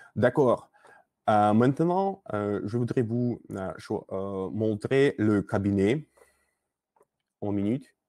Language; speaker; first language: French; non-native, learner; Russian